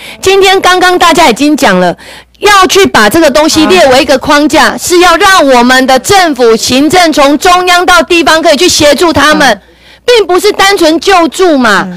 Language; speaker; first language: Chinese; native; Chinese